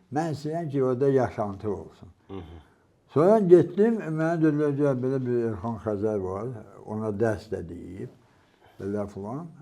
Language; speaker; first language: Azerbaijani; non-native, local second language; Georgian